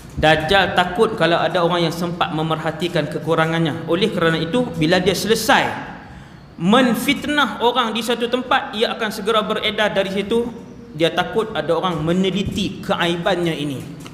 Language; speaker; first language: Malay; native; Malay